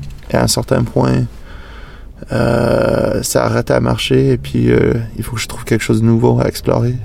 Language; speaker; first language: French; non-native, fluent; English